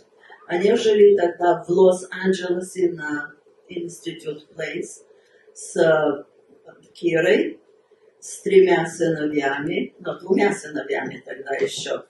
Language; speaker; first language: Russian; early bilingual, heritage; Russian